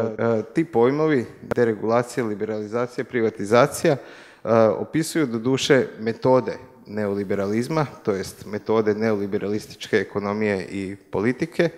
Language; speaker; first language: Croatian; native; Croatian